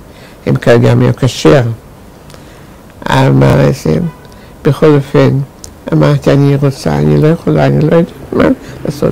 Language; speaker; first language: Hebrew; non-native, fluent; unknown